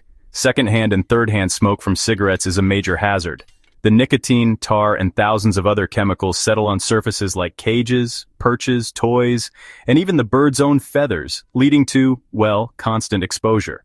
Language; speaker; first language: English; native; English